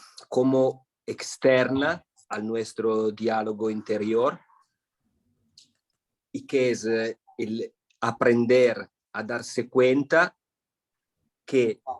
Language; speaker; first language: Spanish; non-native, fluent; Italian